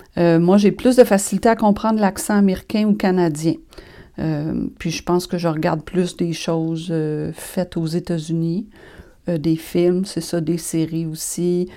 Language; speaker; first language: French; native; French